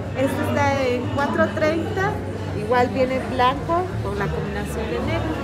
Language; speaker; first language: Spanish; native; Spanish